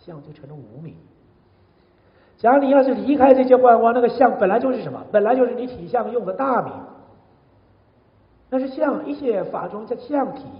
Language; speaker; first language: Chinese; native; Chinese